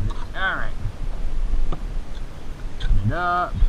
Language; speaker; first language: English; native; English